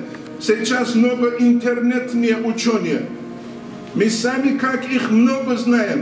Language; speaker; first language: Russian; non-native, local second language; Avaric